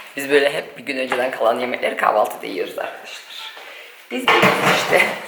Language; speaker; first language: Turkish; early bilingual, heritage; Turkish